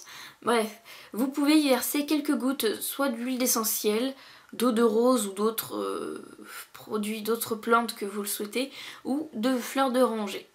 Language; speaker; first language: French; native; French